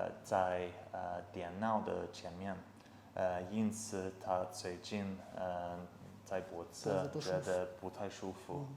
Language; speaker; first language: Chinese; non-native, fluent; English